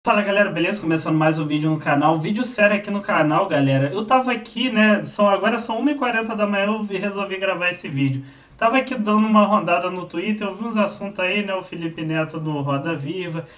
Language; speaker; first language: Portuguese; native; Portuguese